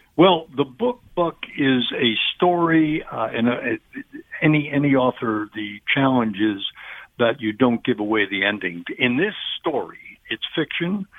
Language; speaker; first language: English; native; English